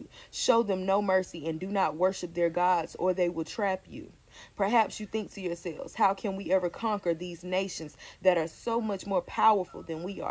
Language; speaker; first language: English; native; English